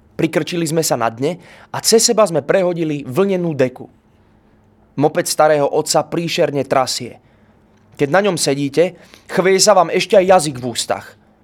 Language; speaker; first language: Slovak; native; Slovak